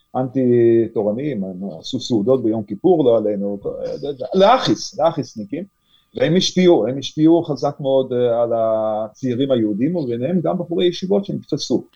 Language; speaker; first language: Hebrew; non-native, fluent; Yiddish